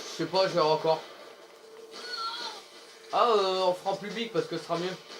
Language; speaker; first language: French; native; French